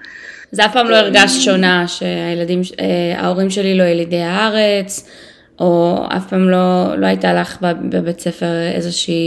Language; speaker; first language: Hebrew; early bilingual, other home language; Russian